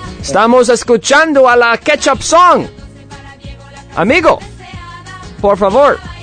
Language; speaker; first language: Spanish; non-native, learner; English